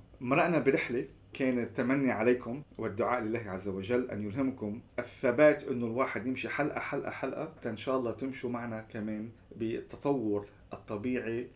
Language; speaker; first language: Arabic; native; Arabic